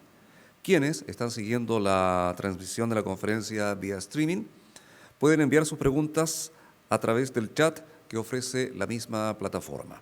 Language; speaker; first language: Spanish; native; Spanish